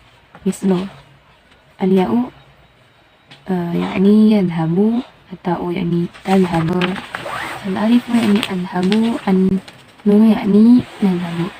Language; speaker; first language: Arabic; non-native, learner; Indonesian